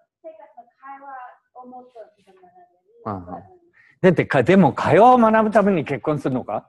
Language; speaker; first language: Japanese; native; Japanese